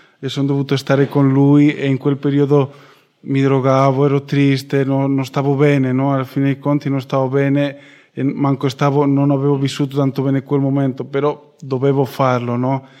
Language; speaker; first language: Italian; non-native, fluent; Spanish